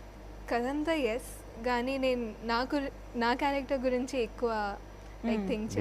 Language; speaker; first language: Telugu; non-native, fluent; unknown